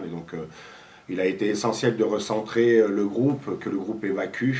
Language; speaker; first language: French; native; French